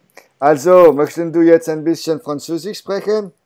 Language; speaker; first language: German; non-native, learner; French